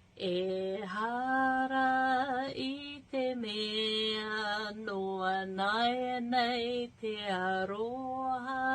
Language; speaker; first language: Māori; non-native, local second language; English